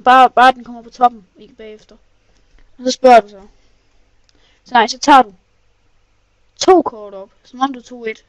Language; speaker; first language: Danish; native; Danish